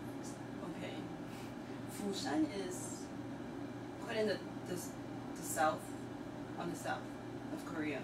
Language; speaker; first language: English; non-native, learner; Chinese